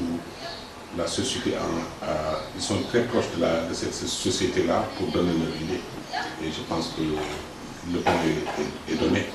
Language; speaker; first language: French; non-native, local second language; Wolof